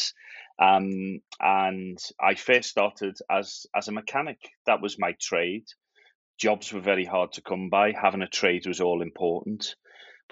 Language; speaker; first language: English; native; English